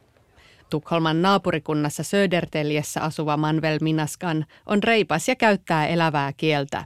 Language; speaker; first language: Finnish; native; Finnish